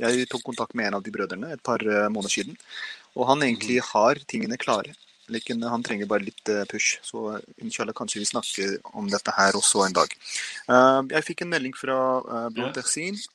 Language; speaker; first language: Norwegian; early bilingual, other home language; Urdu